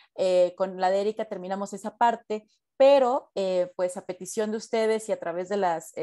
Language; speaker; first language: Spanish; native; Spanish